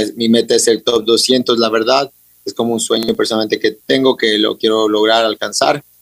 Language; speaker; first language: Spanish; native; Spanish